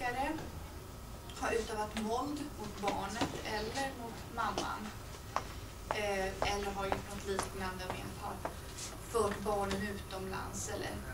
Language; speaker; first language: Swedish; native; Swedish